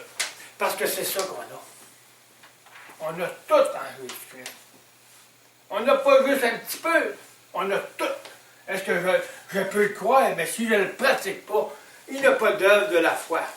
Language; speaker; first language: French; native; French